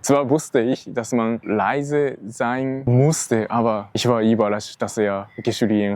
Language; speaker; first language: German; non-native, learner; Japanese